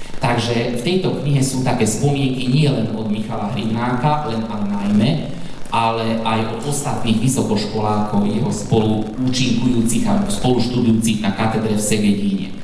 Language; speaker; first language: Slovak; non-native, local second language; Hungarian